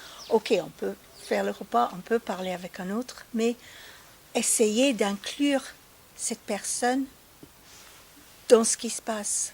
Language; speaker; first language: French; non-native, fluent; English